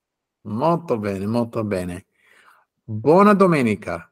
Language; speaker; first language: Italian; non-native, learner; English